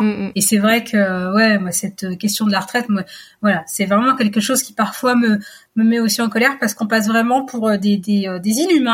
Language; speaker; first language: French; native; French